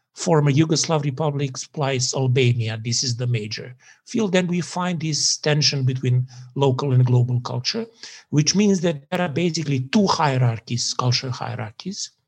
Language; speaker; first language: English; non-native, fluent; Serbian